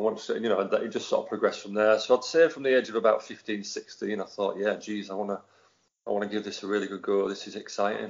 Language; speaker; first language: English; native; English